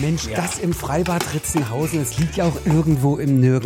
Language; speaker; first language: German; native; German